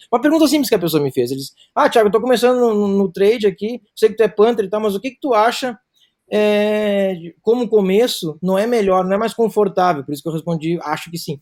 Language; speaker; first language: Portuguese; native; Portuguese